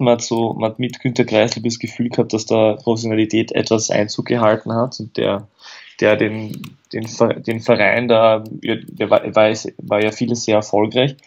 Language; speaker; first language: German; native; German